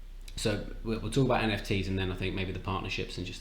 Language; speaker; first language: English; native; English